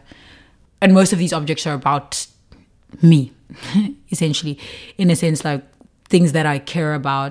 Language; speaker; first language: English; non-native, local second language; Xhosa